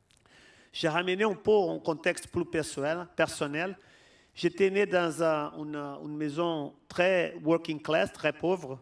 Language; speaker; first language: French; non-native, fluent; Portuguese